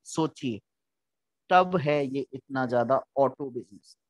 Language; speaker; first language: Hindi; native; Hindi